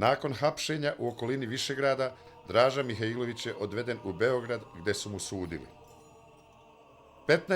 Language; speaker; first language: Bosnian; native; Bosnian